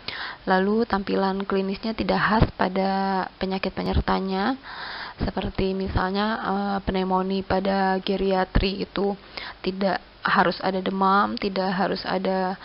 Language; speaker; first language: Indonesian; native; Indonesian